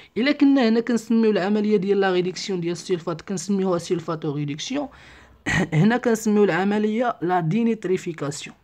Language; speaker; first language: French; non-native, local second language; Arabic